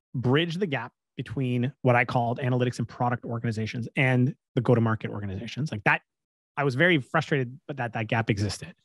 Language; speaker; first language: English; native; English